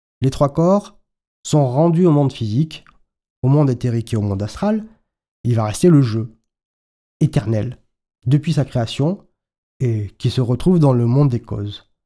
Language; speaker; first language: French; native; French